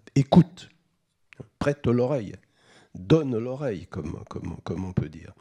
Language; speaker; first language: French; native; French